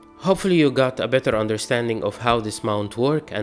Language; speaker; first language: English; non-native, fluent; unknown